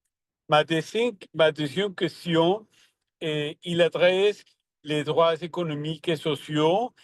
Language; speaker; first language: French; non-native, learner; Spanish